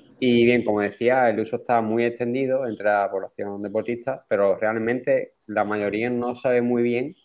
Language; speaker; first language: Spanish; native; Spanish